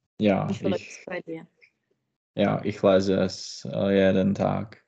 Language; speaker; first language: German; non-native, learner; Czech